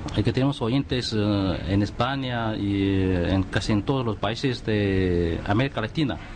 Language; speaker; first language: Spanish; non-native, fluent; Chinese